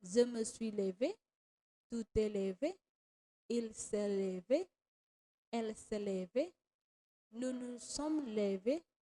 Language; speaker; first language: French; non-native, fluent; Indonesian